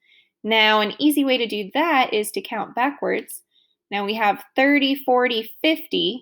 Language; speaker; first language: English; native; English